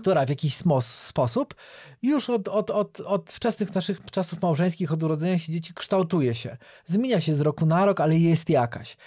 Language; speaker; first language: Polish; native; Polish